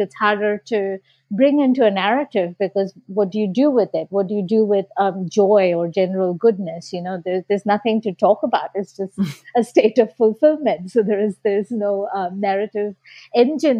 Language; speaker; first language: English; non-native, local second language; Bangla